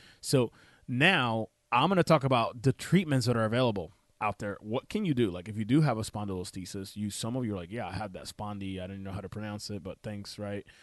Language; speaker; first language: English; non-native, fluent; Spanish